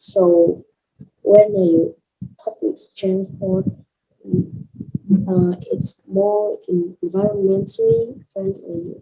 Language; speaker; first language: English; non-native, learner; Vietnamese